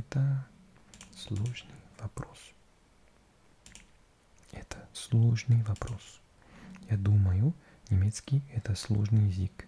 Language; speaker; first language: Russian; non-native, learner; English